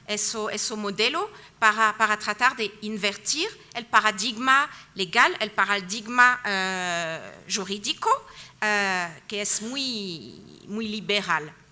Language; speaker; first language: Spanish; non-native, fluent; French